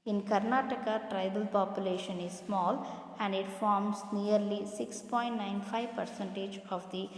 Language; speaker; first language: English; non-native, local second language; Kannada